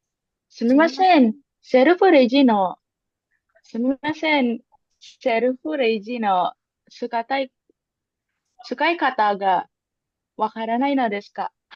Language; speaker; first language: Japanese; non-native, learner; Indonesian